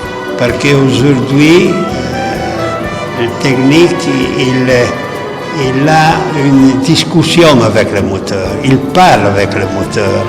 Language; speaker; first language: French; non-native, learner; Italian